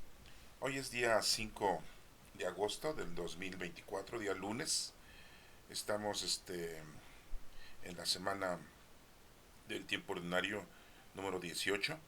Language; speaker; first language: Spanish; native; Spanish